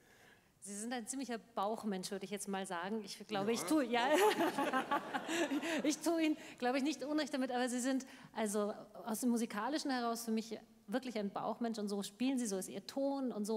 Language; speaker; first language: German; native; German